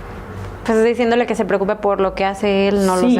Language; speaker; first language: Spanish; native; Spanish